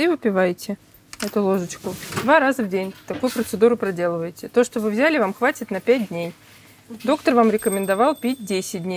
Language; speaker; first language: Russian; native; Russian